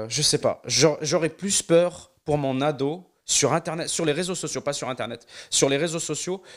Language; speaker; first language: French; non-native, local second language; Arabic